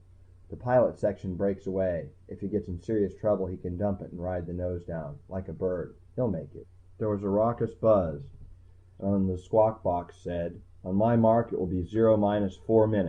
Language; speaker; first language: English; native; English